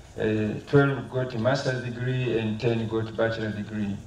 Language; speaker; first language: English; non-native, local second language; Swahili